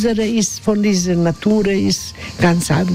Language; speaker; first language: German; non-native, learner; Croatian